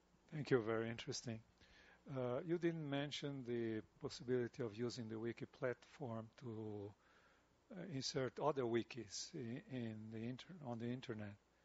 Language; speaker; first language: English; non-native, fluent; Portuguese